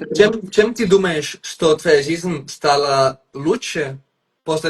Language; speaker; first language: Russian; non-native, fluent; Catalan